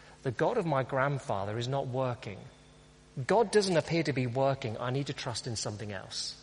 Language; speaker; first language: English; native; English